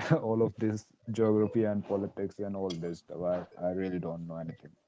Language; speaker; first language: English; non-native, local second language; Hindi